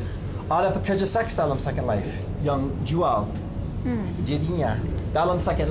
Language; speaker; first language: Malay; non-native, fluent; English